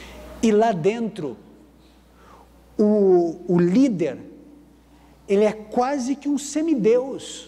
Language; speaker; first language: Portuguese; native; Portuguese